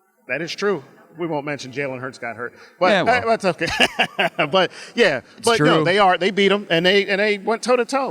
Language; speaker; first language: English; native; English